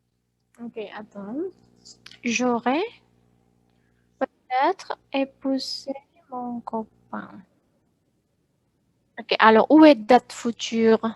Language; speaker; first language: French; non-native, fluent; Indonesian